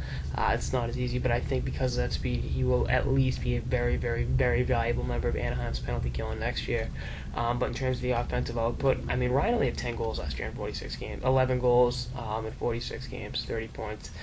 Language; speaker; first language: English; native; English